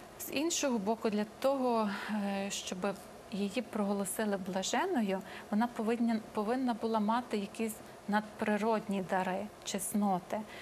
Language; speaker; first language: Ukrainian; native; Ukrainian